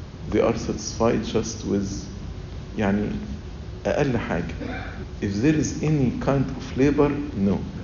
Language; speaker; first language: English; non-native, fluent; Arabic